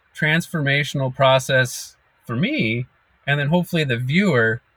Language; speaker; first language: English; native; English